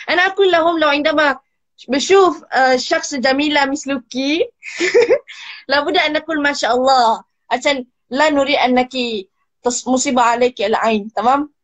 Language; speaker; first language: Arabic; non-native, learner; Malay